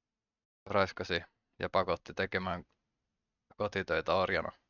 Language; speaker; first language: Finnish; native; Finnish